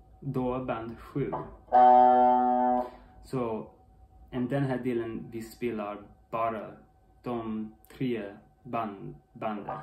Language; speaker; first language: Swedish; non-native, learner; English